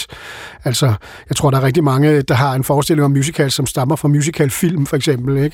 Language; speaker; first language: Danish; native; Danish